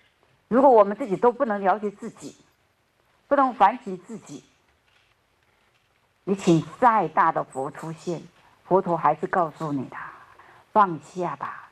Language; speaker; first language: Chinese; native; Chinese